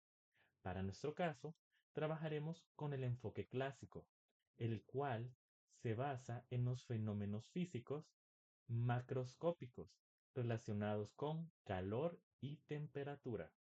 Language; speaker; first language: Spanish; native; Spanish